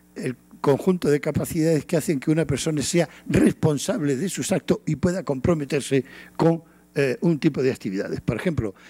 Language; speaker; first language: Spanish; native; Spanish